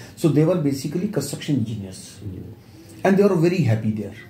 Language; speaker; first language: English; non-native, local second language; Punjabi